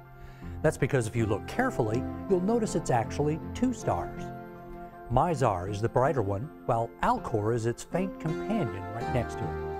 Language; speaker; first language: English; native; English